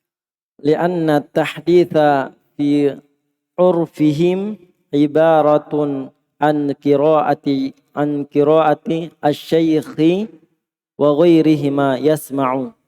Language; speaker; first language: Arabic; non-native, learner; Indonesian